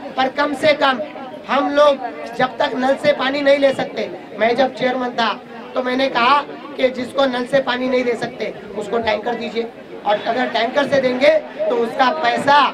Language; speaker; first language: Hindi; non-native, local second language; Marathi